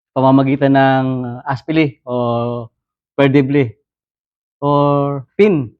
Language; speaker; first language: Filipino; native; Filipino